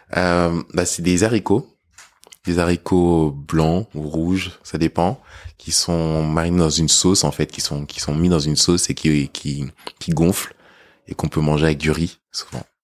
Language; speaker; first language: French; early bilingual, other home language; English